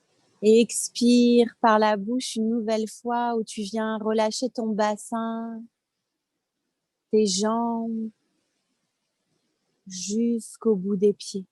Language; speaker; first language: French; native; French